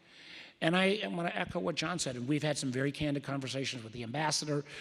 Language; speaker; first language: English; native; English